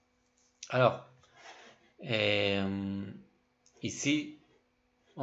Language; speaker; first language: French; non-native, fluent; Spanish